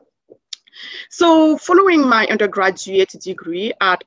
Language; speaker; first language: English; non-native, fluent; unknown